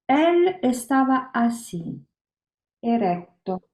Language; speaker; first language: Spanish; non-native, learner; Italian